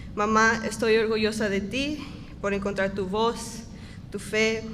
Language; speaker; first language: Spanish; early bilingual, heritage; Spanish